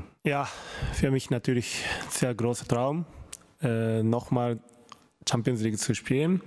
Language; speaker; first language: German; non-native, learner; Japanese